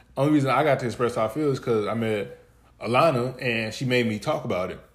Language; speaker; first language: English; native; English